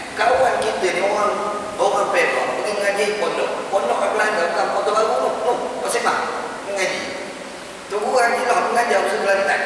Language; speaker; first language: Malay; native; Malay